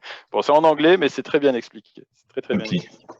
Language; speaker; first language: French; native; French